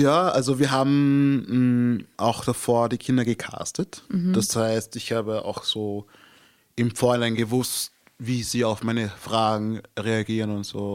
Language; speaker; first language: German; early bilingual, other home language; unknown